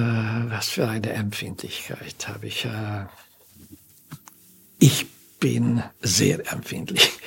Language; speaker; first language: German; non-native, fluent; Hungarian